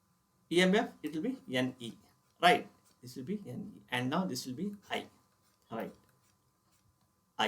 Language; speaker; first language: English; non-native, local second language; Kannada